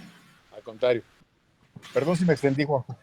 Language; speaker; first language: Spanish; native; Spanish